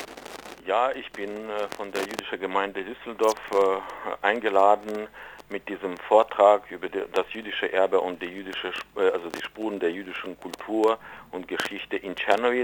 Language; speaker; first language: German; non-native, fluent; Ukrainian